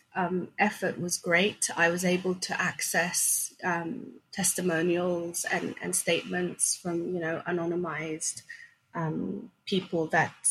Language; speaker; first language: English; non-native, fluent; Swedish